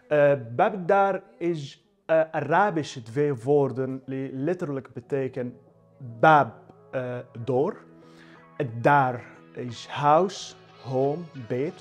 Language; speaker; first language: Dutch; non-native, learner; Arabic